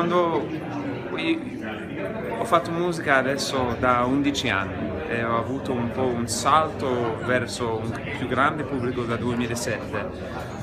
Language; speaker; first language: Italian; non-native, fluent; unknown